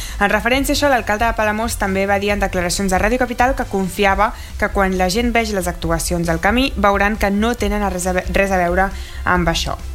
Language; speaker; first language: Catalan; native; Catalan